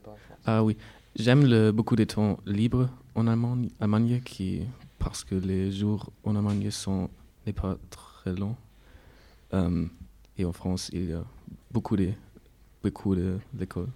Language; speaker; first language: French; non-native, learner; German